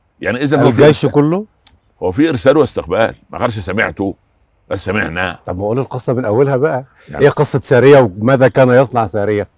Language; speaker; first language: Arabic; native; Arabic